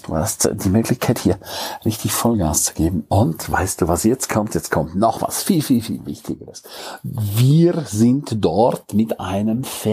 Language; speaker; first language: German; native; German